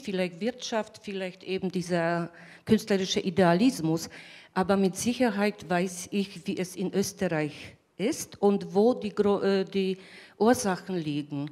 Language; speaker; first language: German; non-native, fluent; Polish